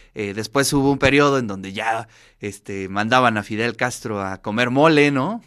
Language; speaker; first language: Spanish; native; Spanish